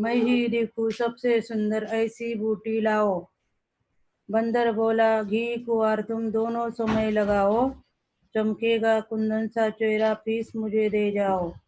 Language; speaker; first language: Hindi; non-native, local second language; Marathi